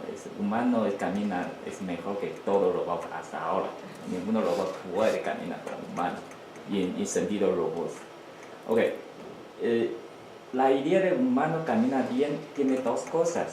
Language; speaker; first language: Spanish; non-native, learner; Chinese